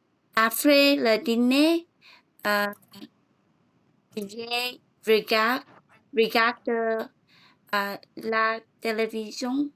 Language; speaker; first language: French; non-native, learner; English